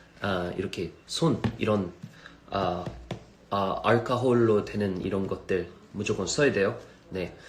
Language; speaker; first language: Korean; non-native, fluent; English